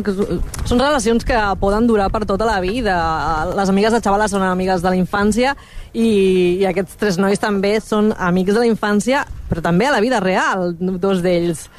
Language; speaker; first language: Catalan; non-native, local second language; Spanish